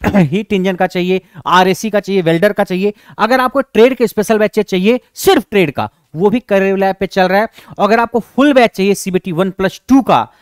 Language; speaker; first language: Hindi; native; Hindi